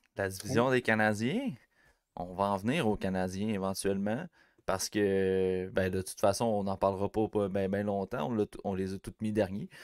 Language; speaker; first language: French; native; French